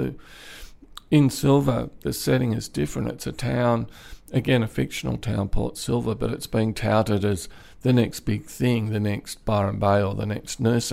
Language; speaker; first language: English; native; English